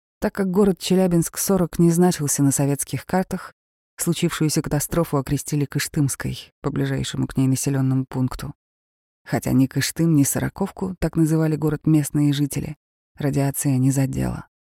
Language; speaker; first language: Russian; native; Russian